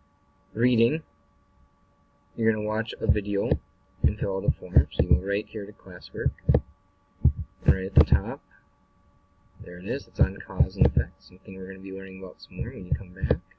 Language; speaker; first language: English; native; English